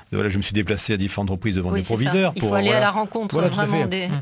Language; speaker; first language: French; native; French